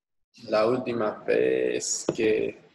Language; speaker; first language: Spanish; non-native, learner; English